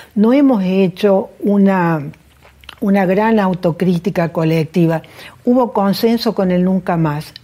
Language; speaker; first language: Spanish; native; Spanish